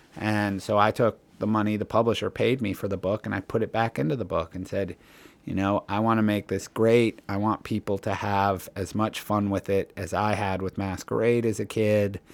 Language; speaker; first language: English; native; English